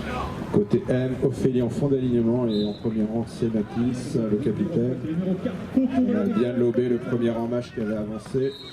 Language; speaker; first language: French; native; French